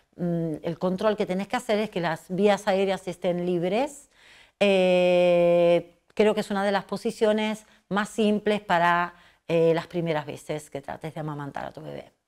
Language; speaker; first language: Spanish; native; Spanish